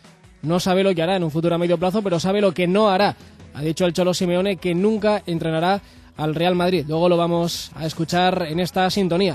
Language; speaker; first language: Spanish; native; Spanish